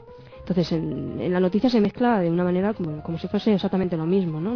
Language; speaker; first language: Spanish; native; Spanish